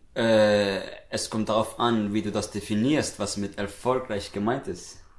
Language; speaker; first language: German; native; German